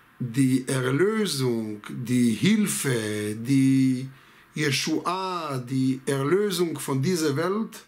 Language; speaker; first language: German; non-native, fluent; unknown